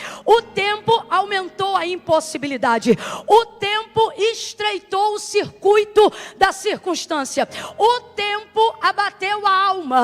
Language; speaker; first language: Portuguese; native; Portuguese